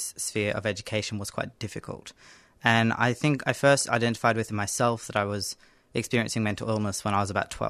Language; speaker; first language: English; native; English